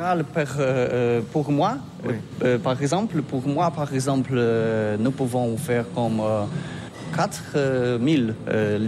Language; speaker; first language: French; non-native, fluent; Polish